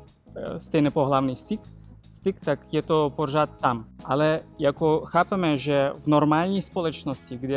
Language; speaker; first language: Czech; non-native, fluent; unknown